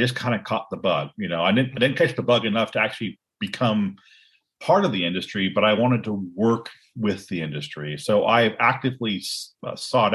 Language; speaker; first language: English; native; English